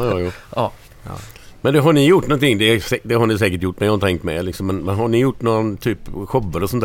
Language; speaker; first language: Swedish; native; Swedish